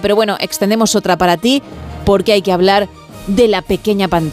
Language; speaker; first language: Spanish; native; Spanish